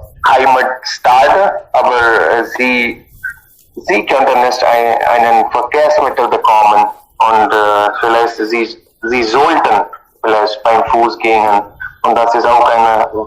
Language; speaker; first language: German; non-native, learner; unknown